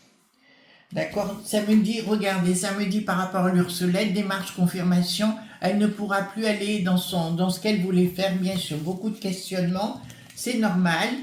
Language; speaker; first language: French; native; French